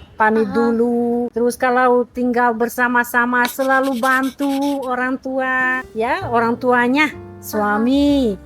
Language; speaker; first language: Indonesian; non-native, fluent; Russian